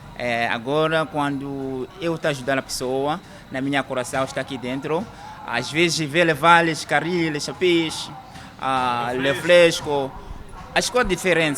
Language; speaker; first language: Portuguese; non-native, learner; Kinyarwanda